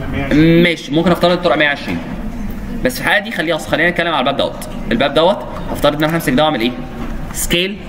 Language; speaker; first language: Arabic; native; Arabic